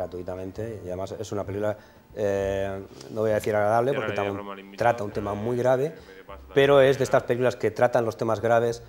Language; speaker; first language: Spanish; native; Spanish